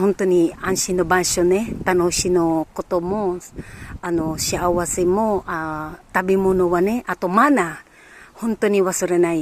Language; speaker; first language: Japanese; non-native, fluent; Filipino